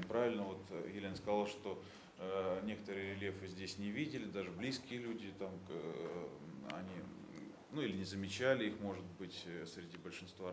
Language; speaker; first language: Russian; native; Russian